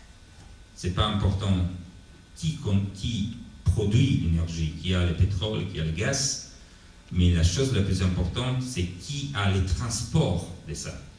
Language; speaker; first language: French; non-native, fluent; Italian